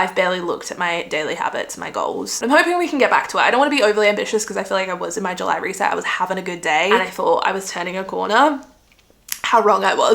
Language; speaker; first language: English; native; English